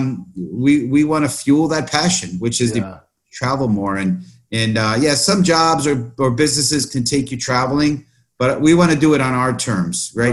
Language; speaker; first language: English; native; English